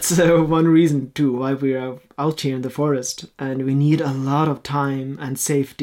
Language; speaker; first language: English; non-native, fluent; Norwegian